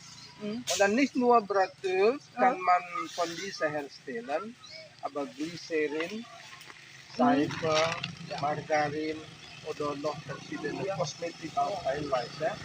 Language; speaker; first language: German; non-native, learner; Indonesian